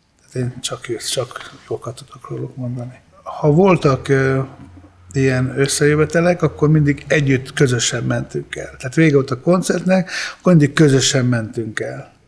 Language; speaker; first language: Hungarian; early bilingual, other home language; Italian